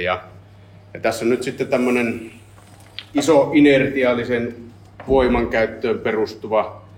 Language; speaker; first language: Finnish; native; Finnish